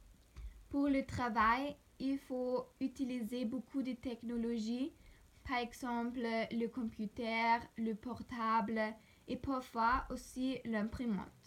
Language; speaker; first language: French; non-native, learner; German